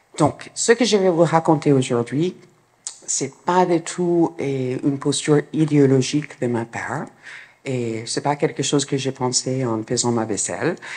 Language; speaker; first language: French; non-native, fluent; English